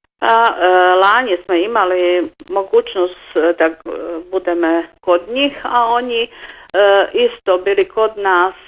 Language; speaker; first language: Bosnian; non-native, fluent; Czech